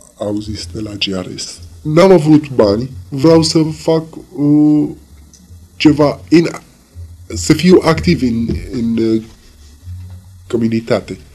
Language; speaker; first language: Romanian; non-native, learner; Arabic